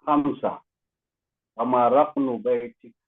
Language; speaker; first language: Arabic; non-native, learner; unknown